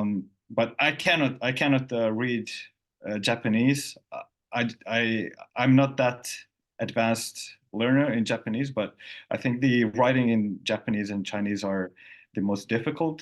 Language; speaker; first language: English; non-native, fluent; Finnish